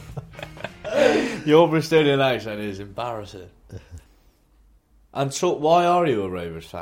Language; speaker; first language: English; native; English